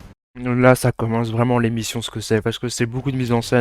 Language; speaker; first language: French; native; French